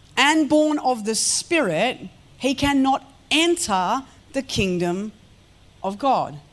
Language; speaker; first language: English; native; English